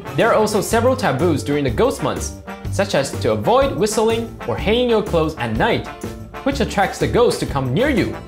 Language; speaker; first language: English; non-native, fluent; Chinese